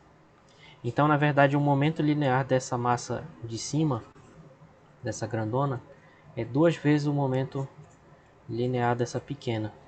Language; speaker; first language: Portuguese; native; Portuguese